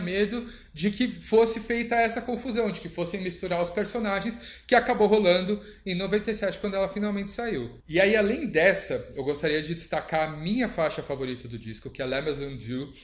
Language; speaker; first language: Portuguese; native; Portuguese